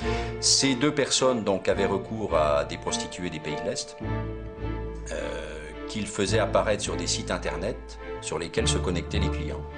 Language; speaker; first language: French; native; French